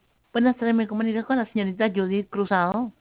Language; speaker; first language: Spanish; native; Spanish